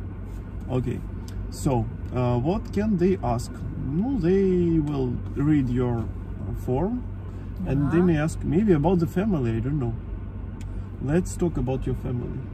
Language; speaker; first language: English; non-native, learner; Russian